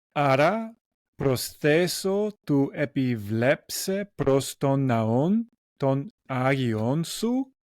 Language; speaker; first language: Greek; non-native, learner; English